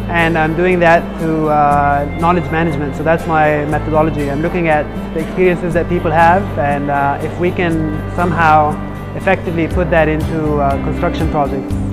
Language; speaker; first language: English; non-native, fluent; Arabic